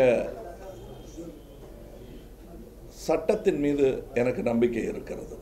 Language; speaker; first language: Tamil; native; Tamil